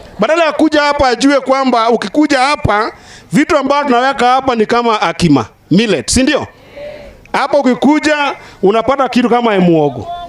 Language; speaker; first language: Swahili; non-native, local second language; Luo (Kenya and Tanzania)